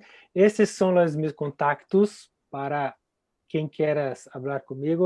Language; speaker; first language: Spanish; non-native, fluent; Portuguese